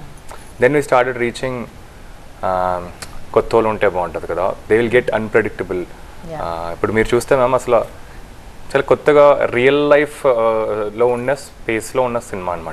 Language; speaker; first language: Telugu; native; Telugu